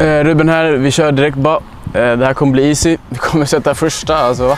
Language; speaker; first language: Swedish; native; Swedish